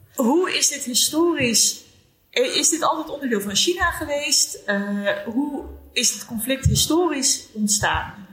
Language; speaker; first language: Dutch; native; Dutch